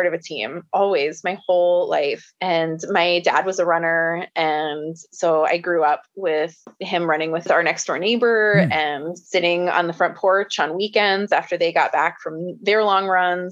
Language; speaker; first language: English; native; English